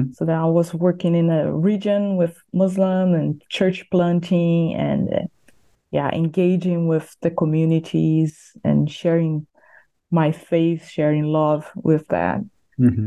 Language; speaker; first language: English; non-native, fluent; Portuguese